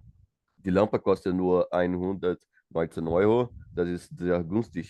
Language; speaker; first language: German; non-native, learner; Portuguese